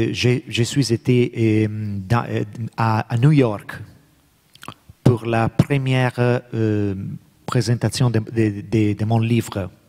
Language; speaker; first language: French; non-native, learner; Italian